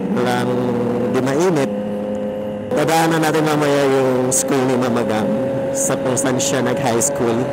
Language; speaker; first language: Filipino; non-native, local second language; Cebuano